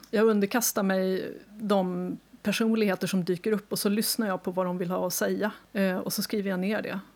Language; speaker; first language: Swedish; native; Swedish